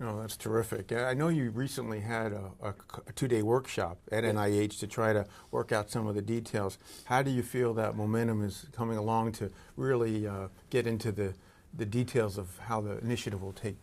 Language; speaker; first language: English; native; English